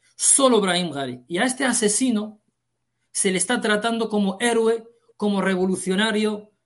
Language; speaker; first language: Spanish; early bilingual, heritage; Arabic